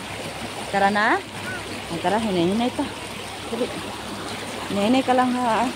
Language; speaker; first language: Filipino; non-native, local second language; Cebuano